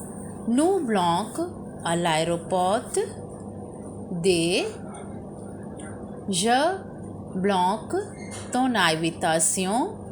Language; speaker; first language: French; non-native, fluent; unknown